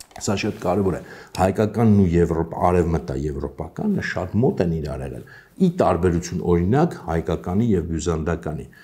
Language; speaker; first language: Armenian; native; Armenian